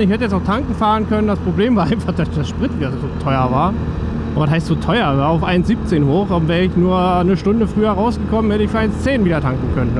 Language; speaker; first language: German; native; German